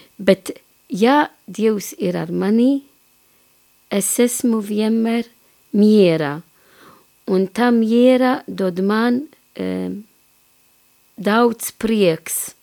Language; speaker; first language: Latvian; non-native, fluent; Maltese